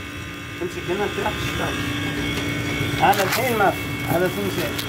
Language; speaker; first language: Arabic; non-native, learner; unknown